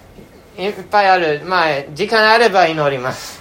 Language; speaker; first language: Japanese; non-native, fluent; English